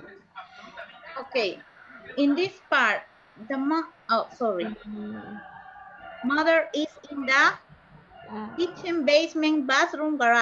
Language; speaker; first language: English; non-native, learner; Spanish